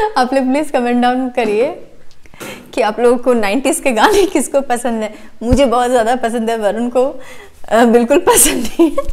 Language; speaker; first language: Hindi; non-native, local second language; Bangla